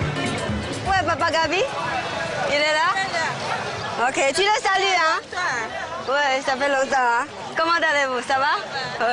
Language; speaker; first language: French; non-native, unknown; Chinese